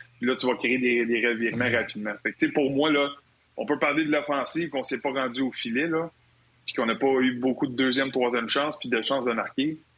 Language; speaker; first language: French; native; French